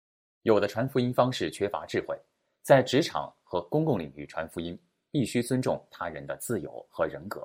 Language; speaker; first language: Chinese; native; Chinese